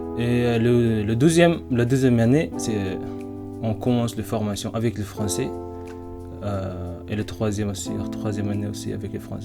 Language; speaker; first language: French; non-native, learner; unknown